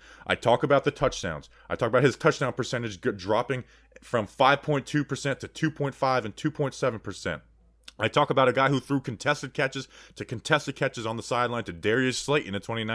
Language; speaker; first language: English; native; English